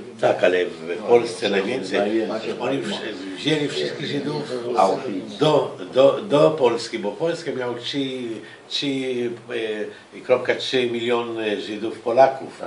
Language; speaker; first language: Polish; early bilingual, heritage; Hebrew